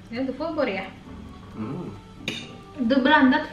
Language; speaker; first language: Swedish; non-native, learner; Indonesian